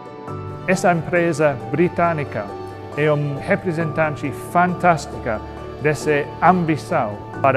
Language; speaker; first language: Portuguese; non-native, fluent; English